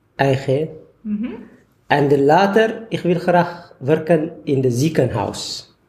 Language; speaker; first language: Dutch; non-native, fluent; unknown